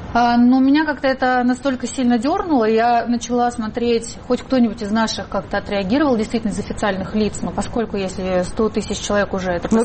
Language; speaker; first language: Russian; native; Russian